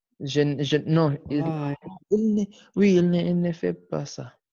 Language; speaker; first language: French; non-native, learner; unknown